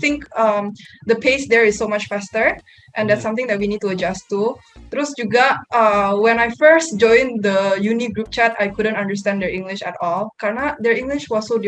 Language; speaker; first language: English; non-native, fluent; Indonesian